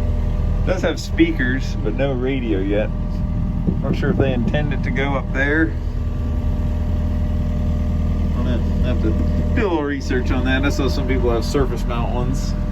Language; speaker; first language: English; native; English